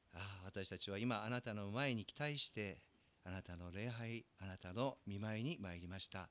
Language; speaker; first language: Japanese; native; Japanese